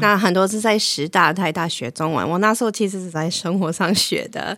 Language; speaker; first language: Chinese; non-native, fluent; English